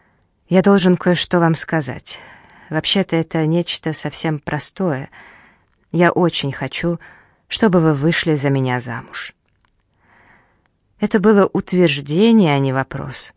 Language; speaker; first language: Russian; native; Russian